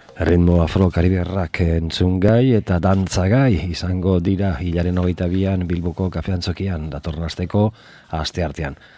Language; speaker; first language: Basque; native; Basque